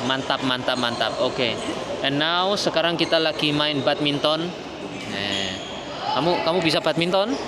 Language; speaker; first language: Indonesian; non-native, learner; Spanish